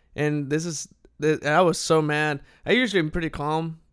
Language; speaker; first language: English; non-native, fluent; Spanish